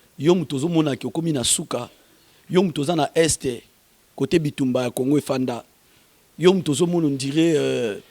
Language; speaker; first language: Lingala; native; Lingala